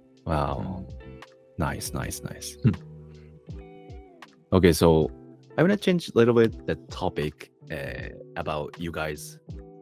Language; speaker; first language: English; non-native, learner; Japanese